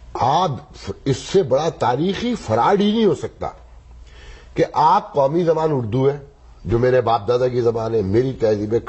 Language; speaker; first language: Urdu; native; Urdu